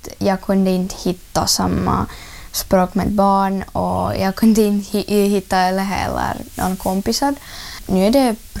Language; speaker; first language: Swedish; non-native, learner; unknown